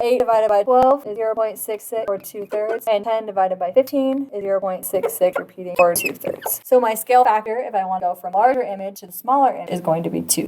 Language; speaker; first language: English; native; English